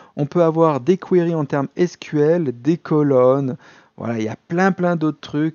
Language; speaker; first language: French; native; French